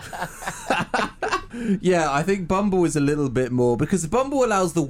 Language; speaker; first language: English; native; English